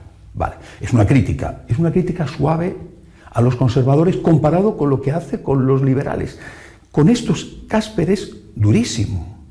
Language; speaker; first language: Spanish; native; Spanish